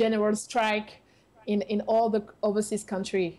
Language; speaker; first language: English; non-native, fluent; French